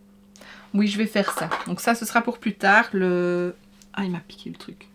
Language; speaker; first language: French; native; French